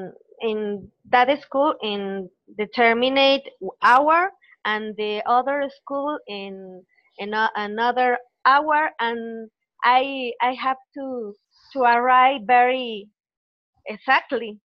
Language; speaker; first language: English; non-native, learner; Spanish